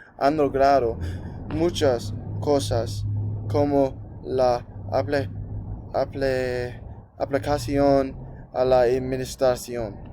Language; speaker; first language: Spanish; non-native, learner; English